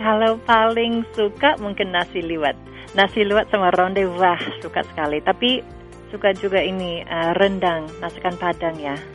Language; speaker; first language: Indonesian; non-native, fluent; English